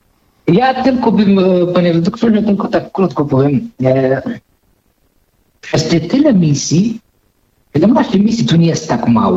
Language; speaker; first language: Polish; non-native, fluent; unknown